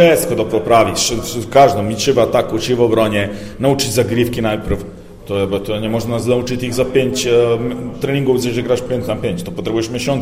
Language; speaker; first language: Polish; non-native, learner; Serbian